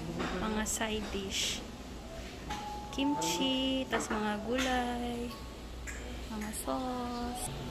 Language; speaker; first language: Korean; non-native, learner; Filipino